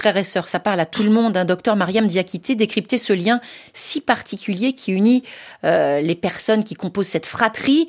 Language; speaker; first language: French; native; French